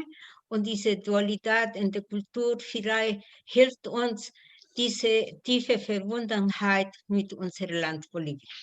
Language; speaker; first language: German; non-native, fluent; Spanish